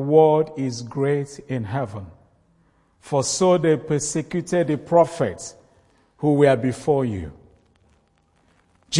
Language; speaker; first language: English; non-native, local second language; Igbo